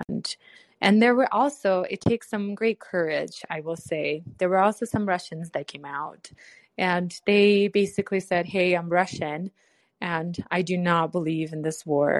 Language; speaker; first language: English; non-native, fluent; Ukrainian